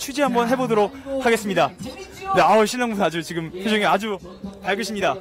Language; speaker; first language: Korean; native; Korean